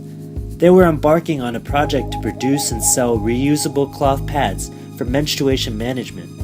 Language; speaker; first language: English; early bilingual, other home language; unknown